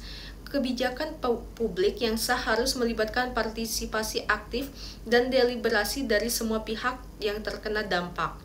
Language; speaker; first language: Indonesian; native; Indonesian